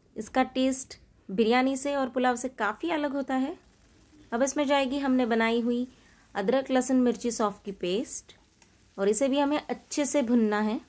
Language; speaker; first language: Hindi; non-native, local second language; Marathi